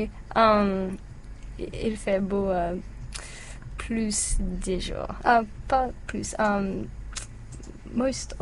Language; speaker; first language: French; non-native, learner; English